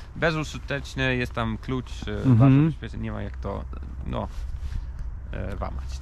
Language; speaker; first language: Polish; non-native, learner; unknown